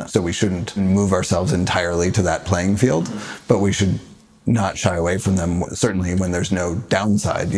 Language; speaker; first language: English; native; English